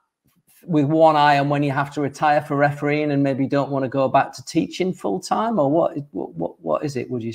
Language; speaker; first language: English; native; English